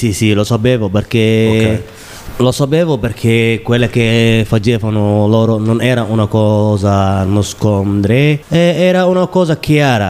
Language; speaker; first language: Italian; non-native, learner; Somali